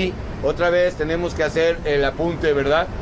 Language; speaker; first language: Spanish; native; Spanish